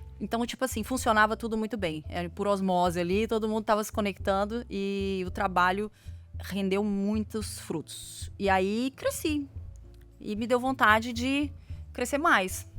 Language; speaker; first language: Portuguese; native; Portuguese